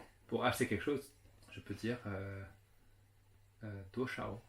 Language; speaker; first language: French; native; French